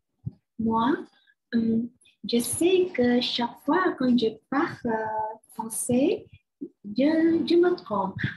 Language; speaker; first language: French; non-native, learner; Chinese